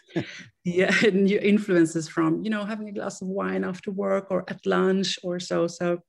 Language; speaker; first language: English; non-native, fluent; Swedish